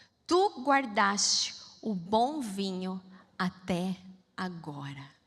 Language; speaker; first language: Portuguese; native; Portuguese